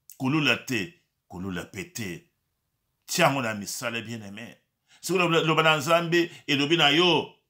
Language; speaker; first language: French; non-native, local second language; Lingala